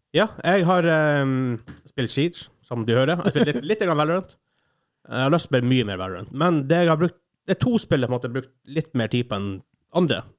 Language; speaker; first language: Norwegian; native; Norwegian